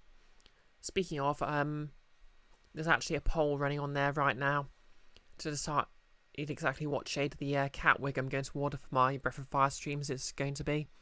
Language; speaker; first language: English; native; English